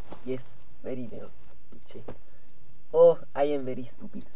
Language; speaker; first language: English; non-native, learner; Slovak